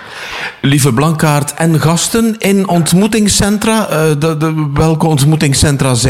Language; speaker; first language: Dutch; native; Dutch